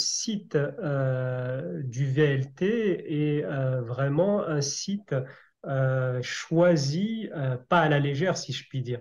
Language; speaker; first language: French; native; French